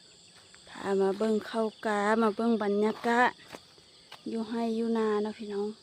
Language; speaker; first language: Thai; non-native, local second language; Lao